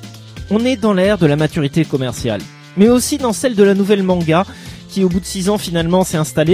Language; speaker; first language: French; native; French